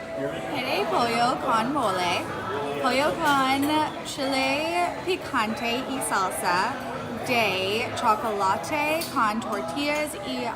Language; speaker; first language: Spanish; non-native, learner; English